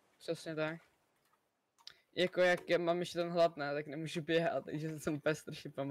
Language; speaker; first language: Czech; native; Czech